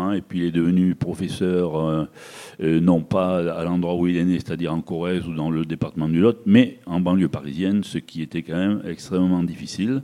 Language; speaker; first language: French; native; French